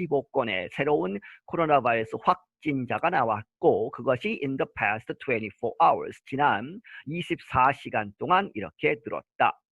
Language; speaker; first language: Korean; native; Korean